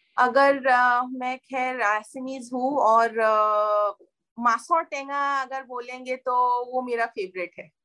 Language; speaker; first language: Hindi; non-native, local second language; Assamese